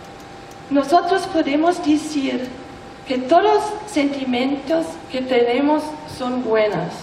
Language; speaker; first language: Spanish; non-native, learner; German